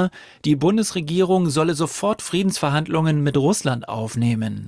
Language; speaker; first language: German; native; German